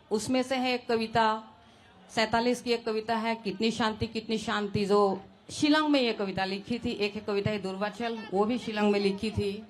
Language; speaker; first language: Hindi; non-native, local second language; Assamese